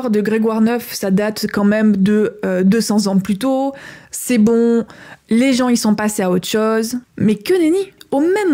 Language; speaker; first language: French; native; French